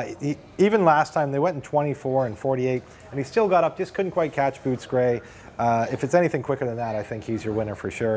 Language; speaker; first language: English; native; English